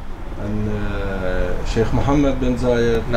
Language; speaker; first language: Arabic; non-native, learner; Persian